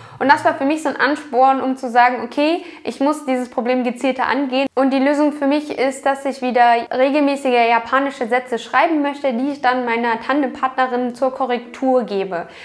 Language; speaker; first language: German; native; German